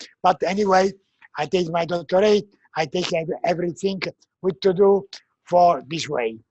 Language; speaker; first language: English; non-native, learner; Italian